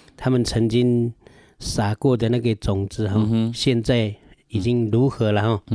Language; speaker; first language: Chinese; non-native, local second language; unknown